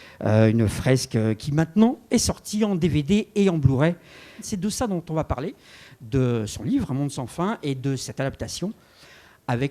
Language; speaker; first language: French; native; French